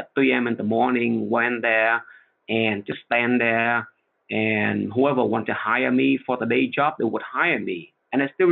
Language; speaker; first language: English; non-native, fluent; Vietnamese